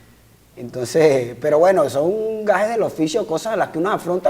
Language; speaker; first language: Spanish; native; Spanish